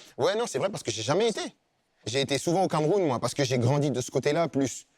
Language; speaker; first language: French; native; French